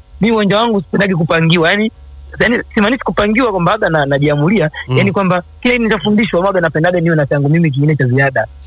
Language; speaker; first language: Swahili; native; Swahili